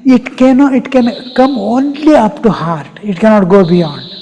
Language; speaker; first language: English; non-native, local second language; Kannada